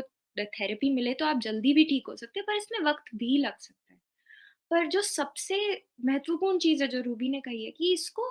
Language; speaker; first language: Hindi; native; Hindi